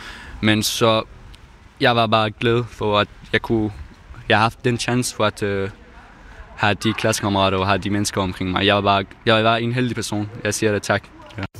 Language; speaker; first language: Danish; non-native, fluent; Persian